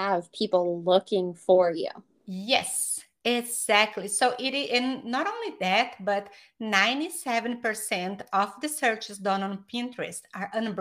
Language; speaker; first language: English; non-native, fluent; Portuguese